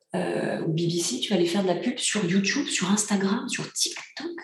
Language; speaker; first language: French; early bilingual, other home language; Bulgarian